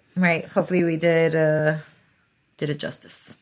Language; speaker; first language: English; early bilingual, other home language; Spanish